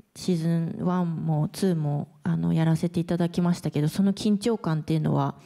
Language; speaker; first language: Japanese; native; Japanese